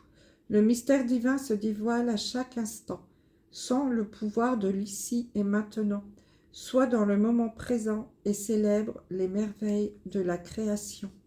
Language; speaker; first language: French; native; French